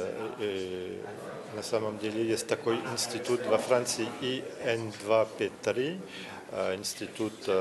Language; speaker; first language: Russian; non-native, learner; French